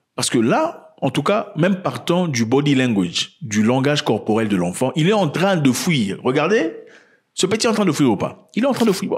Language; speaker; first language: French; non-native, local second language; Lingala